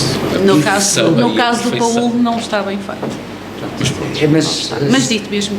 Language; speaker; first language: Portuguese; native; Portuguese